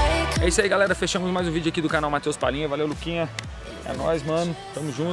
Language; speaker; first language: Portuguese; native; Portuguese